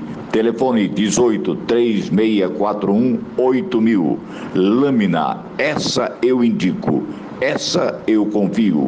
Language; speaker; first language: Portuguese; native; Portuguese